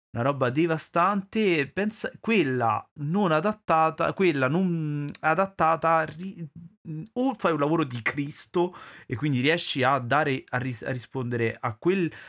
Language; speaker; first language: Italian; native; Italian